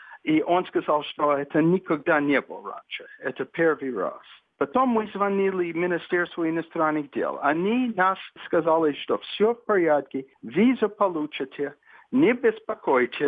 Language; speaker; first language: Russian; non-native, fluent; English